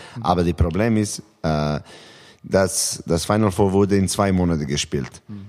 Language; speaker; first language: German; non-native, learner; Serbian